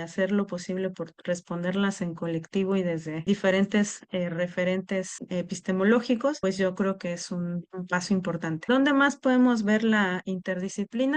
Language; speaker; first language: Spanish; native; Spanish